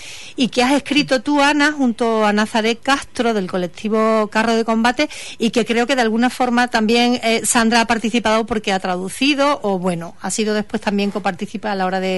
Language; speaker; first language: Spanish; native; Spanish